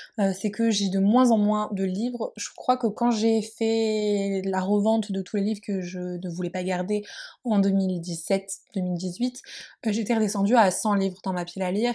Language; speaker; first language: French; native; French